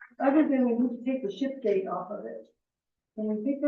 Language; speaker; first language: English; native; English